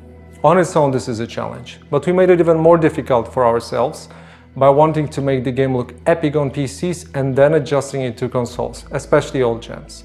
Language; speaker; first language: English; non-native, fluent; Polish